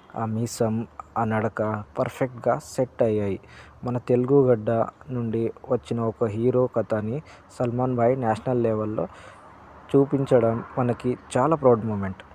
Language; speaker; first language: Telugu; non-native, learner; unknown